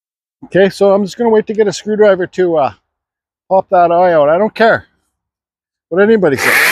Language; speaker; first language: English; native; English